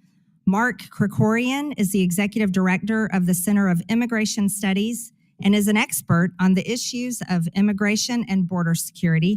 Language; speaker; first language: English; native; English